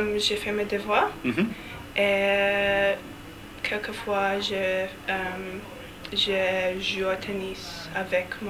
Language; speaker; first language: French; non-native, learner; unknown